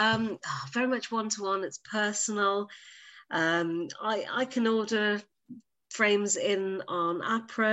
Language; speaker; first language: English; native; English